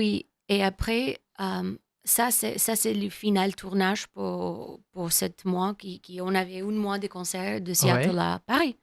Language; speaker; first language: French; non-native, learner; English